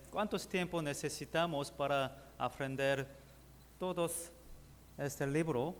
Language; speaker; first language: Spanish; non-native, learner; Korean